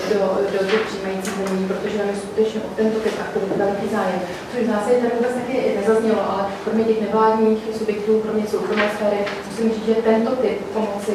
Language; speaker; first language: Czech; native; Czech